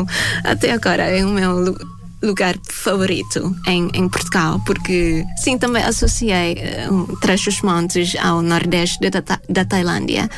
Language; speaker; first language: Portuguese; non-native, fluent; Thai